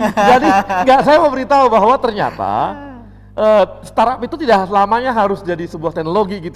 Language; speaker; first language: Indonesian; native; Indonesian